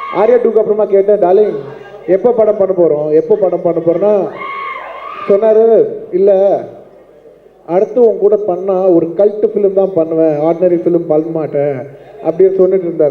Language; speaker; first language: Tamil; non-native, fluent; Telugu